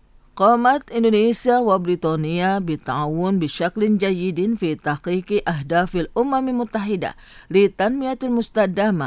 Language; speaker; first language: Arabic; non-native, fluent; Indonesian